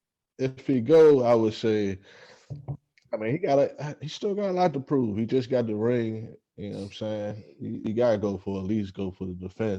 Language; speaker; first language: English; native; English